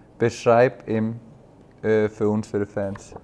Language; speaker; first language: German; non-native, fluent; Icelandic